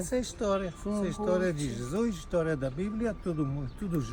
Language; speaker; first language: Portuguese; non-native, fluent; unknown